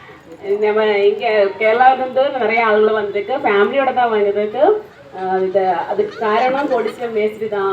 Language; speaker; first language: Tamil; non-native, learner; Malayalam